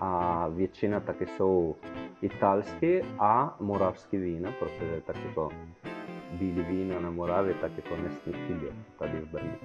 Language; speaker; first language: Czech; non-native, fluent; Italian